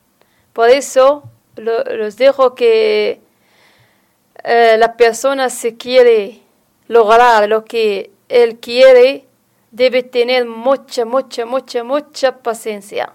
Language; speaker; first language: Spanish; non-native, learner; Arabic